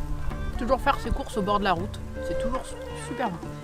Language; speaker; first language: French; native; French